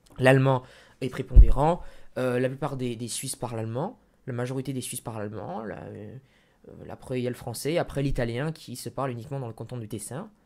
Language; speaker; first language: French; native; French